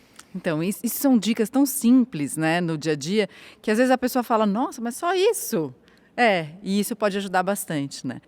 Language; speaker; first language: Portuguese; native; Portuguese